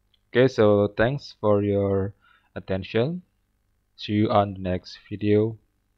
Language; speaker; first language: English; non-native, fluent; Indonesian